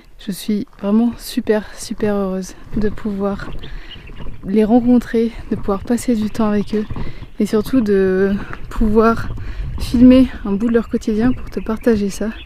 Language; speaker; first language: French; native; French